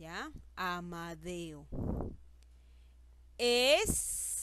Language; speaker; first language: Spanish; native; Spanish